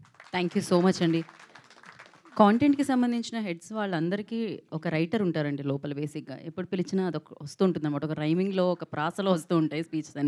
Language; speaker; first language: Telugu; native; Telugu